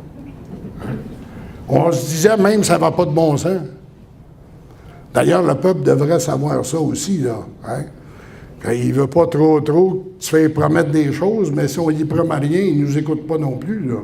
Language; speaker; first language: French; native; French